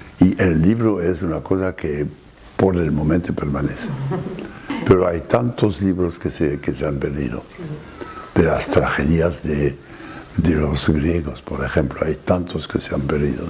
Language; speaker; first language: Spanish; non-native, fluent; French